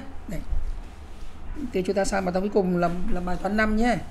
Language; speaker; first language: Vietnamese; native; Vietnamese